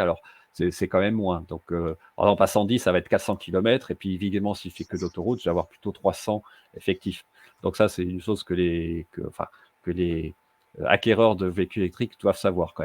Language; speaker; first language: French; native; French